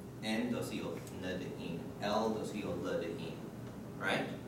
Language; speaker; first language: Chinese; non-native, learner; English